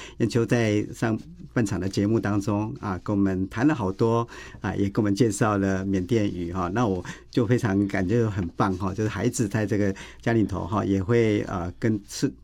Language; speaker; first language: Chinese; native; Chinese